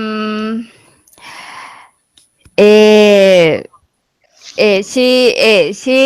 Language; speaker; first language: English; non-native, learner; Spanish